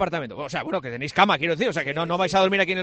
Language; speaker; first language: Spanish; native; Spanish